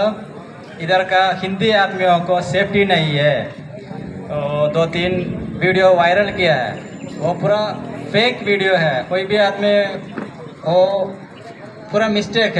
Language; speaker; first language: Hindi; non-native, local second language; Tamil